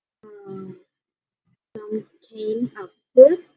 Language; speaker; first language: English; non-native, learner; Vietnamese